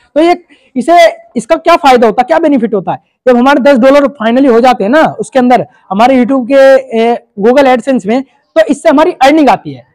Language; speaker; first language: Hindi; native; Hindi